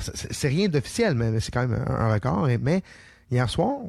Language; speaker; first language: French; native; French